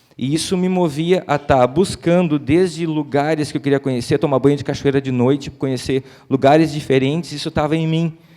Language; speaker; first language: Portuguese; native; Portuguese